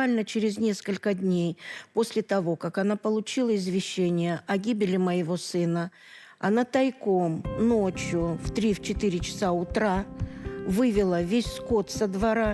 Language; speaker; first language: Russian; native; Russian